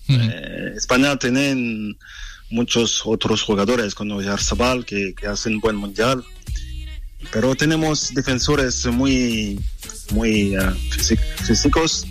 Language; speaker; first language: Spanish; non-native, learner; French